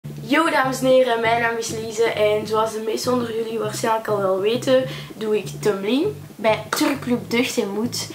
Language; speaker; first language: Dutch; native; Dutch